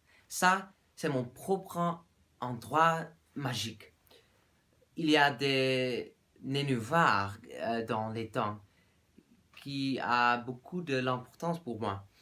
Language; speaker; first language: French; non-native, learner; Dutch